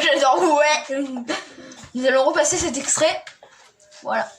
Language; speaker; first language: French; native; French